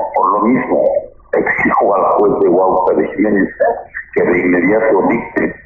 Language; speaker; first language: Spanish; native; Spanish